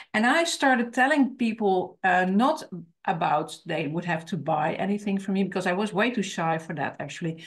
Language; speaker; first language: English; non-native, fluent; Dutch